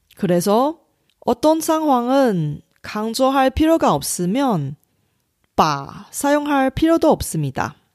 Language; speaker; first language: Korean; non-native, fluent; Chinese